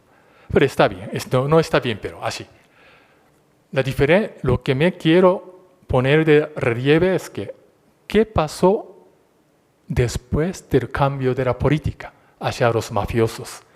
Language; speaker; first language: Spanish; non-native, fluent; Japanese